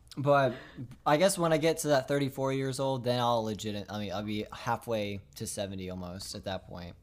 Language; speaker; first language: English; native; English